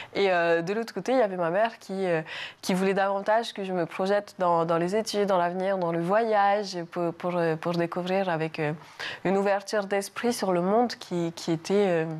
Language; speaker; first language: French; native; French